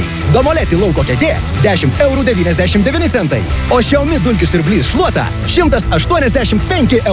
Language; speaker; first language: Lithuanian; native; Lithuanian